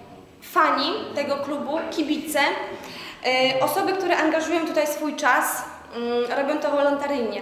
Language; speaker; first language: Polish; native; Polish